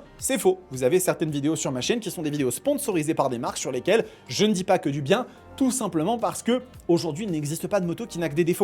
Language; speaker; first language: French; native; French